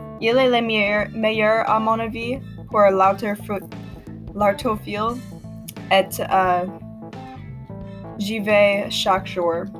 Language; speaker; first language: French; non-native, learner; English